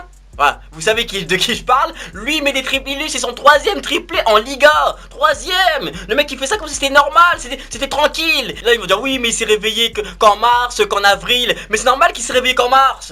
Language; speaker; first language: French; native; French